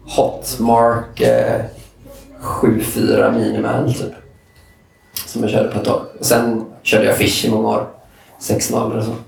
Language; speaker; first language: Swedish; native; Swedish